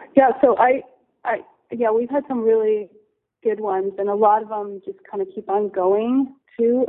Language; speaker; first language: English; native; English